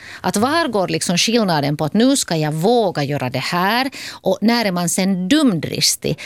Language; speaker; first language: Swedish; native; Swedish